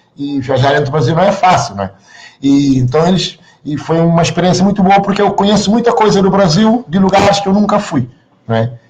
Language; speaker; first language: Portuguese; non-native, local second language; Kabuverdianu